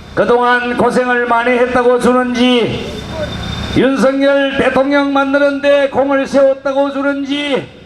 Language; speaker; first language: Korean; native; Korean